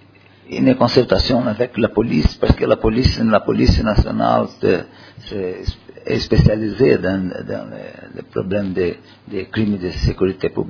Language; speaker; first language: French; non-native, learner; Portuguese